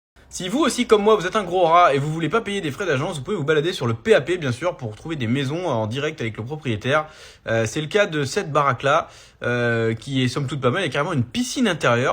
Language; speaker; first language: French; native; French